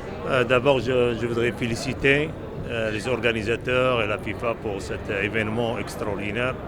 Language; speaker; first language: French; non-native, local second language; Arabic